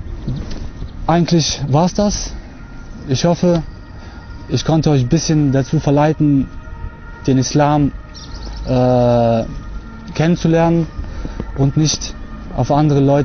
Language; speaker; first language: German; early bilingual, other home language; Russian